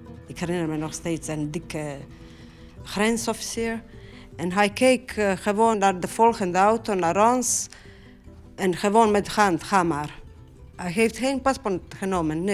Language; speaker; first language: Dutch; non-native, fluent; Bosnian